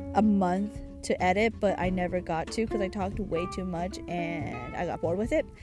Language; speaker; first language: English; early bilingual, other home language; Japanese